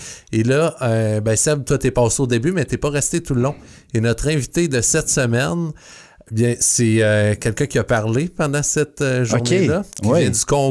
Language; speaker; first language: French; native; French